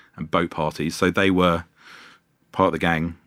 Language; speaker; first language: English; native; English